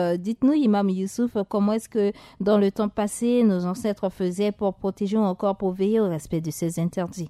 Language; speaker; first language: French; non-native, local second language; Sango